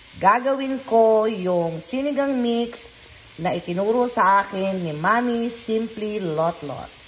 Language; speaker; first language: Filipino; non-native, local second language; Iloko